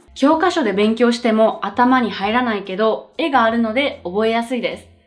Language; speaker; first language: Japanese; native; Japanese